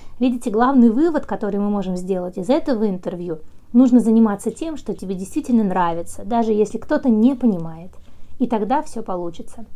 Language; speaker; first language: Russian; native; Russian